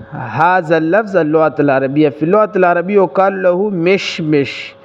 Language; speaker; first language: Arabic; non-native, learner; Pashto